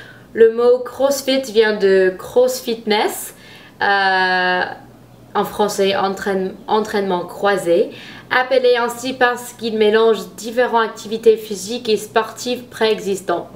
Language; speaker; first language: French; non-native, fluent; English